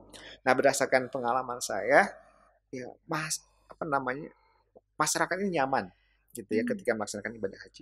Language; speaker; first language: Indonesian; native; Indonesian